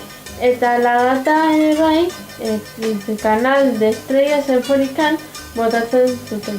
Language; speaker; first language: Basque; non-native, local second language; Spanish